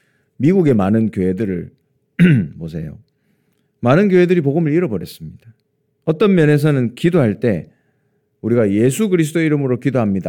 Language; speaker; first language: Korean; native; Korean